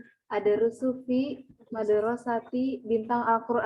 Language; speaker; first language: Arabic; non-native, learner; Indonesian